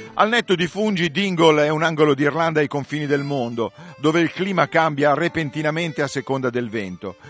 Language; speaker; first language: Italian; native; Italian